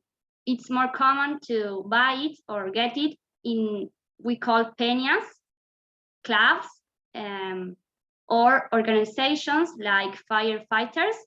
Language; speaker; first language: English; non-native, fluent; Spanish